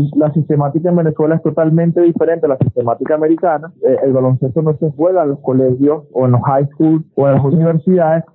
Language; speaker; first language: Spanish; native; Spanish